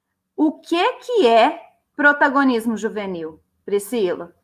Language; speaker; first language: Portuguese; native; Portuguese